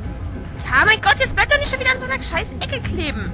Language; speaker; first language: German; native; German